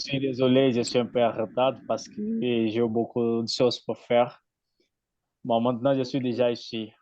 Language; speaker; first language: French; non-native, learner; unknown